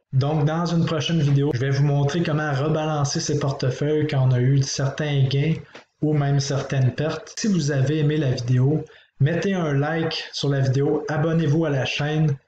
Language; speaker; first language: French; native; French